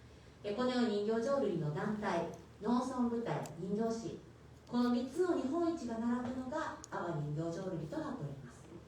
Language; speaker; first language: Japanese; native; Japanese